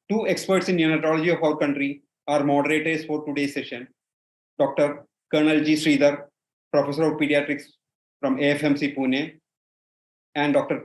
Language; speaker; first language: English; non-native, local second language; Malayalam